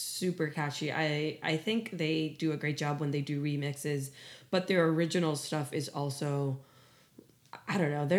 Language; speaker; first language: English; non-native, fluent; Spanish